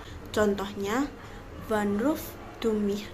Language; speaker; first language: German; non-native, learner; Indonesian